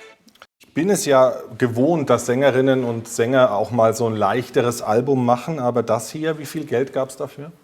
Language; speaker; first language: German; native; German